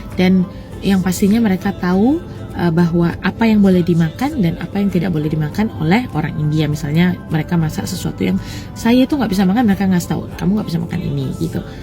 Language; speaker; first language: Indonesian; native; Indonesian